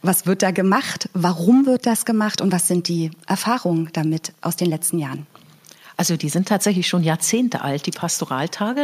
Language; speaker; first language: German; native; German